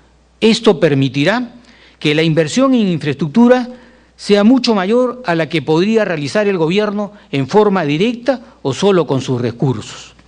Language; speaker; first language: Spanish; native; Spanish